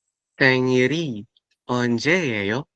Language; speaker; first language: Korean; non-native, learner; Filipino